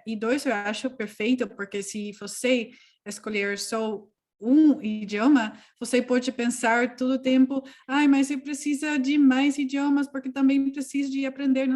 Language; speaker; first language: Portuguese; non-native, fluent; Dutch